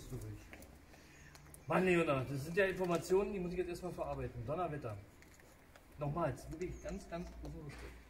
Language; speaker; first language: German; native; German